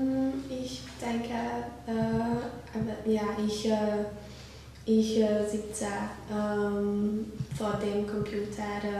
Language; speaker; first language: German; non-native, learner; Hungarian